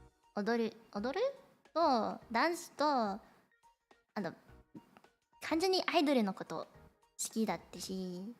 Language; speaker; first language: Japanese; non-native, learner; Cantonese